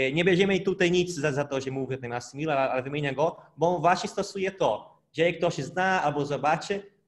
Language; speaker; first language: Polish; non-native, fluent; Portuguese